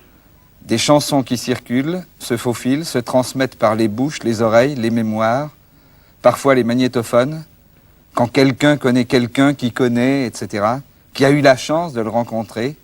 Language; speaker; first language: French; native; French